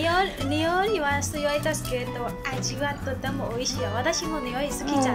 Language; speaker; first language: Japanese; non-native, learner; Burmese